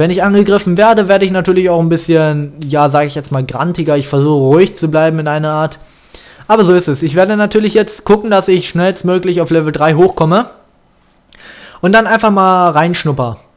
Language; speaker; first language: German; native; German